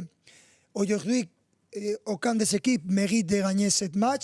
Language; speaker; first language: French; non-native, fluent; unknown